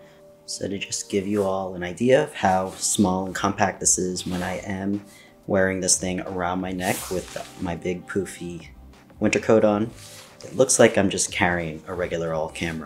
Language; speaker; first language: English; native; English